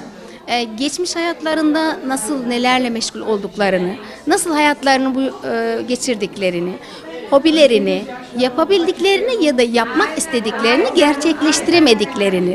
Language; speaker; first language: Turkish; native; Turkish